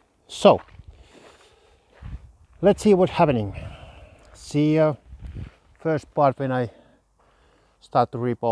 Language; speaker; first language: English; non-native, learner; Finnish